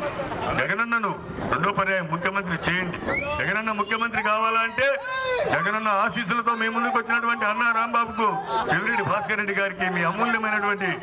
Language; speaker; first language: Telugu; native; Telugu